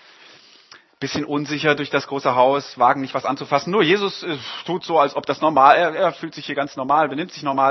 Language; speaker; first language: German; native; German